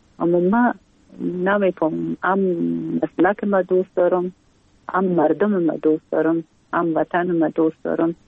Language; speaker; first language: Persian; native; Persian